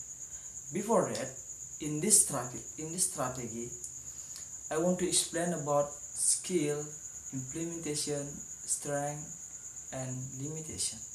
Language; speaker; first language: English; non-native, learner; Indonesian